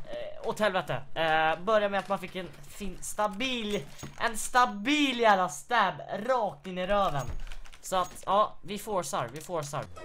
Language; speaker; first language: Swedish; native; Swedish